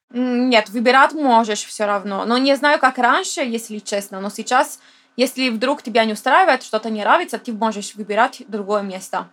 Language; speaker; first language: Russian; non-native, fluent; Italian